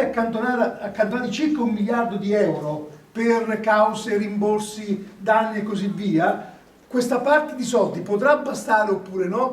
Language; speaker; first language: Italian; native; Italian